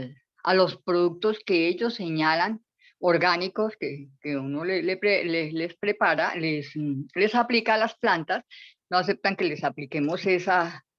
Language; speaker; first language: Spanish; native; Spanish